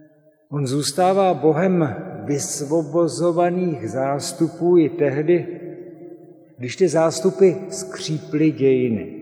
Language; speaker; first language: Czech; native; Czech